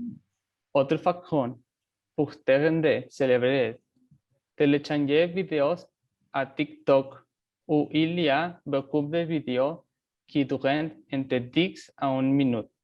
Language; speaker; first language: French; non-native, learner; Spanish